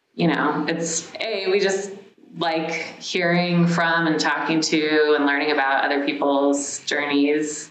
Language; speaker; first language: English; native; English